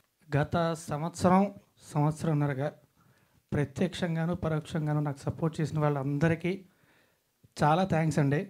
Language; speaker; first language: Telugu; native; Telugu